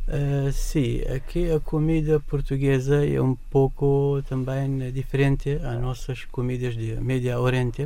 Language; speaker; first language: Portuguese; non-native, learner; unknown